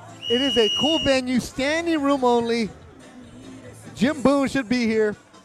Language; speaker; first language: English; early bilingual, other home language; Spanish